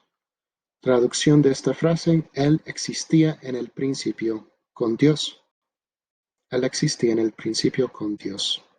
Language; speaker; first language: Spanish; non-native, fluent; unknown